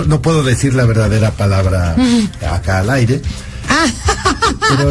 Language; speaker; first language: Spanish; native; Spanish